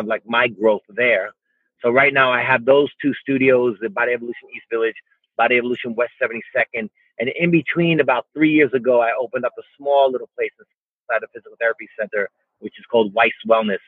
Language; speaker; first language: English; native; English